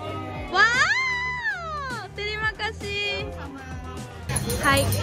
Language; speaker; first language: Indonesian; non-native, learner; Japanese